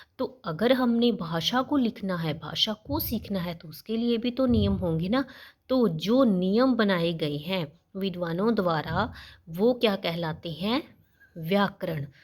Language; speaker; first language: Hindi; non-native, local second language; Punjabi